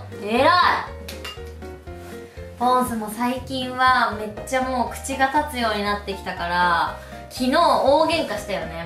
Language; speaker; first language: Japanese; native; Japanese